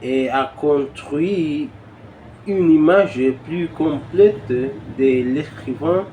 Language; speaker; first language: French; non-native, learner; Spanish